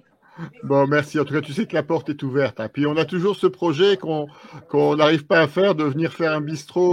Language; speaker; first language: French; native; French